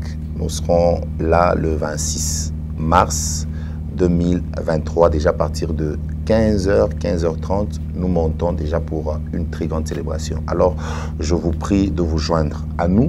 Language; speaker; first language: French; non-native, local second language; Swahili